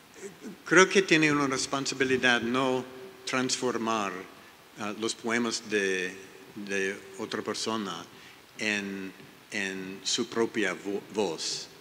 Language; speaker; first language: Spanish; non-native, learner; English